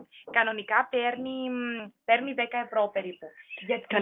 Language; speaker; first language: Greek; non-native, learner; German